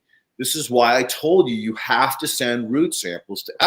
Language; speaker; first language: English; native; English